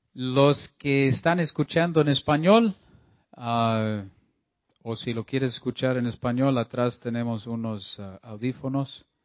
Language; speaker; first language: Spanish; early bilingual, other home language; English